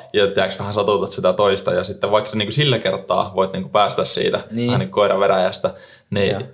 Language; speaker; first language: Finnish; native; Finnish